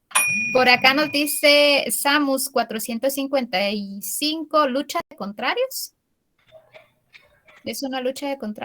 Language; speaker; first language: Spanish; native; Spanish